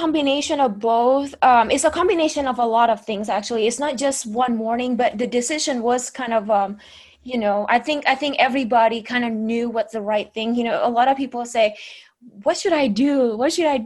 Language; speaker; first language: English; non-native, fluent; Indonesian